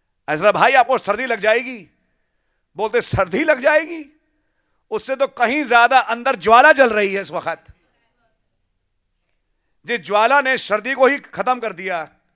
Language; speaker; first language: Hindi; native; Hindi